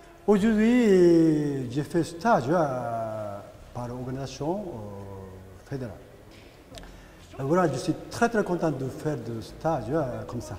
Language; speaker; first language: French; non-native, learner; Japanese